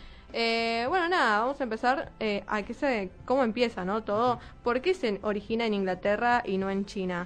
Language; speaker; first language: Spanish; native; Spanish